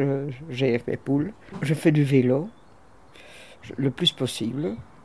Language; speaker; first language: French; native; French